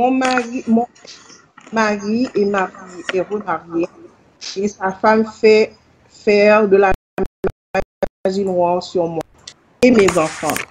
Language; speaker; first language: French; non-native, local second language; Haitian Creole